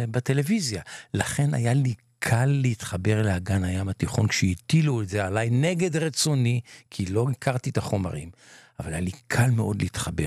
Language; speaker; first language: Hebrew; non-native, local second language; Ladino